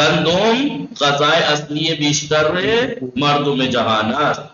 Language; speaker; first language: Persian; non-native, fluent; Urdu